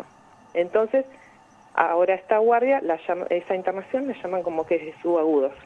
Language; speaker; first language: Spanish; native; Spanish